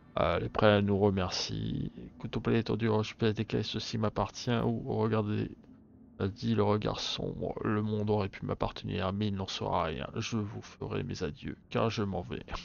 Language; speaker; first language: French; native; French